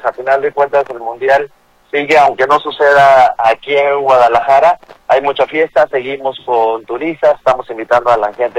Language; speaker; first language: Spanish; native; Spanish